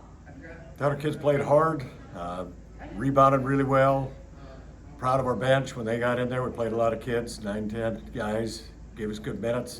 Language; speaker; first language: English; native; English